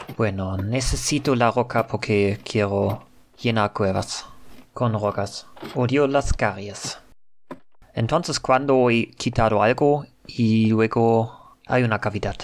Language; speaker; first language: Spanish; non-native, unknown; German